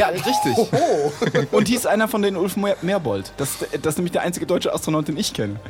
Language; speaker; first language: German; native; German